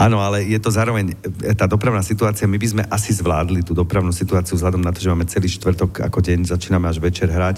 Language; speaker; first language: Slovak; native; Slovak